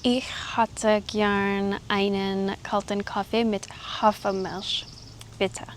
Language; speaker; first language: German; non-native, learner; English